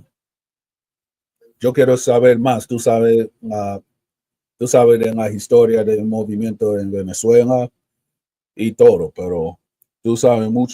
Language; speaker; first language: Spanish; early bilingual, heritage; Spanish